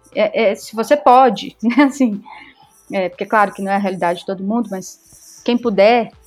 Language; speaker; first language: Portuguese; native; Portuguese